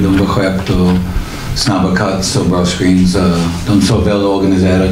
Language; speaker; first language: Swedish; non-native, learner; English